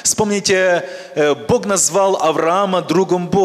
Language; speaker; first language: Polish; non-native, learner; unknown